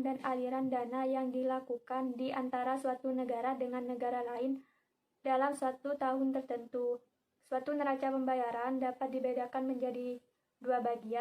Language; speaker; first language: Indonesian; native; Indonesian